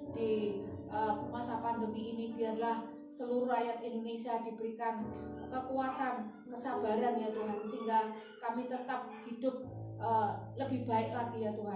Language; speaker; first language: Indonesian; non-native, local second language; Javanese